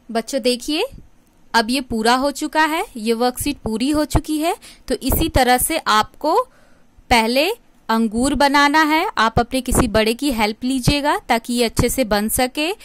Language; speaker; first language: Hindi; native; Hindi